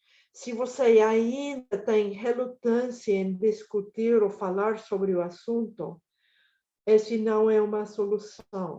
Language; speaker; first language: Portuguese; non-native, fluent; Spanish